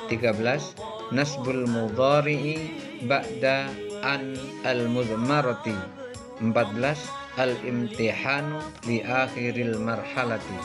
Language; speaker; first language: Arabic; non-native, fluent; Indonesian